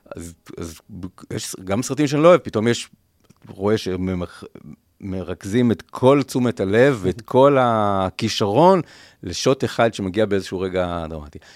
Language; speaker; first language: Hebrew; native; Hebrew